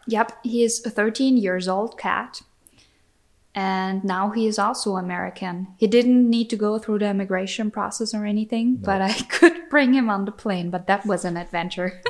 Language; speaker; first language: English; non-native, fluent; German